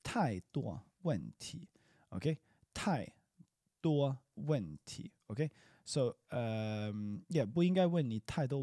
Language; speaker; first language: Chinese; non-native, fluent; English